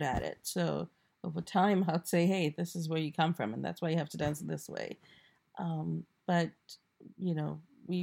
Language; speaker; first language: English; non-native, local second language; Akan